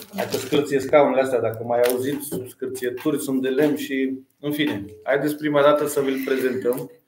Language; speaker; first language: Romanian; native; Romanian